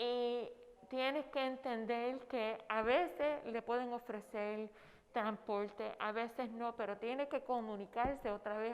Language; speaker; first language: Spanish; non-native, fluent; English